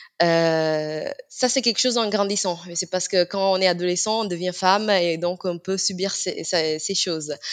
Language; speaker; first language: French; non-native, fluent; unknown